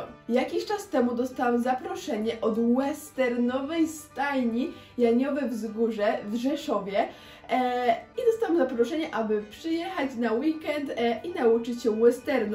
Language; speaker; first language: Polish; native; Polish